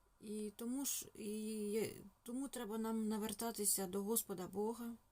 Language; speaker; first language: Ukrainian; non-native, local second language; Russian